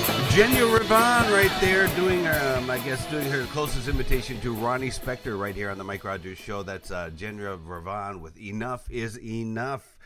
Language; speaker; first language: English; native; English